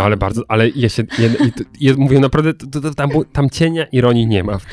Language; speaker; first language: Polish; native; Polish